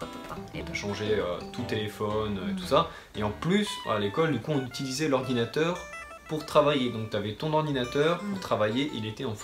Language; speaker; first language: French; native; French